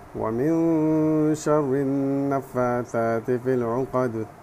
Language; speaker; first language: Arabic; non-native, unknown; Urdu